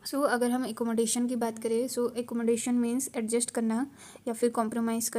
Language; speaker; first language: Hindi; native; Hindi